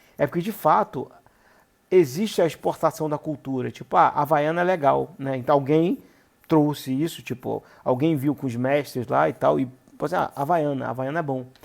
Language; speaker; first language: Portuguese; native; Portuguese